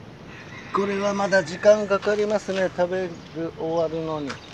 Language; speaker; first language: Japanese; non-native, learner; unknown